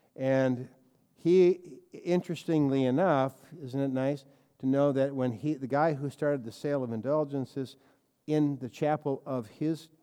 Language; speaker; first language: English; native; English